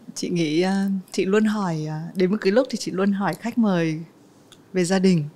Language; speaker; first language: Vietnamese; native; Vietnamese